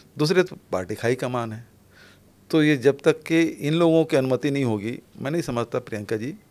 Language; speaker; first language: Hindi; native; Hindi